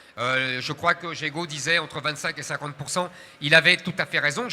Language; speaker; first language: French; native; French